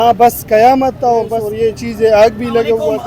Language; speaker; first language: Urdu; non-native, local second language; Pashto